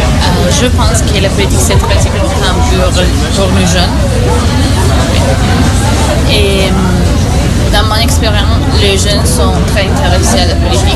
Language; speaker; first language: French; non-native, fluent; German